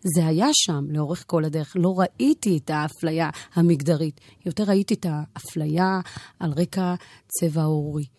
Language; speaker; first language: Hebrew; early bilingual, other home language; Amharic